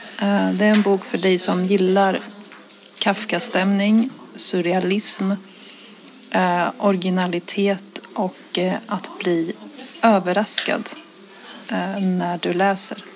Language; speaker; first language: Swedish; native; Swedish